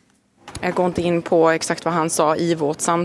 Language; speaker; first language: Swedish; native; Swedish